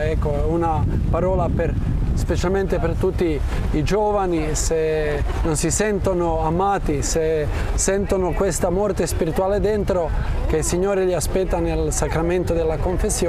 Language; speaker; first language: Italian; non-native, fluent; Croatian